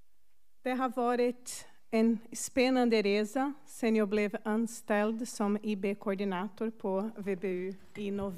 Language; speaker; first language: Swedish; non-native, fluent; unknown